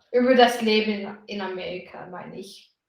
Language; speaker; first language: German; non-native, learner; English